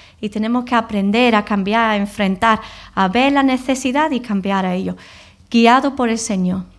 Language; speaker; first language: Spanish; non-native, fluent; English